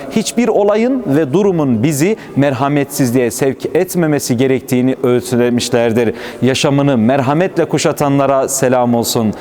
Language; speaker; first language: Turkish; native; Turkish